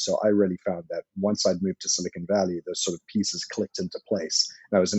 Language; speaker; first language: English; native; English